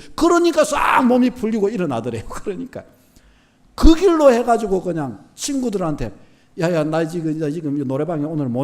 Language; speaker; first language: Korean; native; Korean